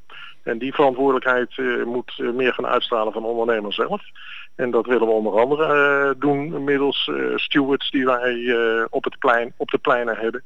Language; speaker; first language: Dutch; native; Dutch